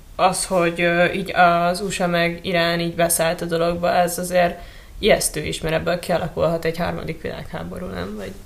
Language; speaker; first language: Hungarian; native; Hungarian